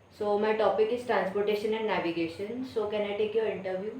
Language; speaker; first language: English; non-native, local second language; Marathi